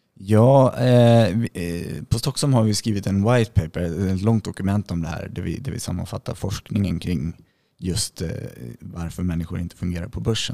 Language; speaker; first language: Swedish; native; Swedish